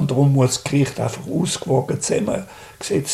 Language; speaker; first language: German; native; German